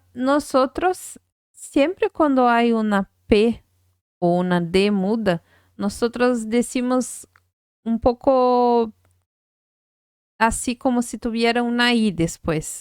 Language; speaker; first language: Spanish; non-native, fluent; Portuguese